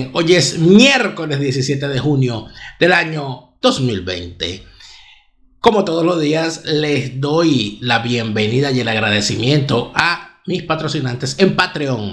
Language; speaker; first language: Spanish; native; Spanish